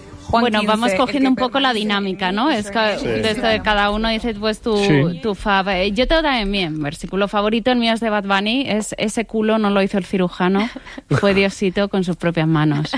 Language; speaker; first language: Spanish; native; Spanish